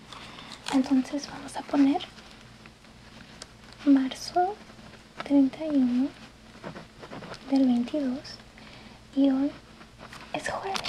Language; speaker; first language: Spanish; early bilingual, heritage; English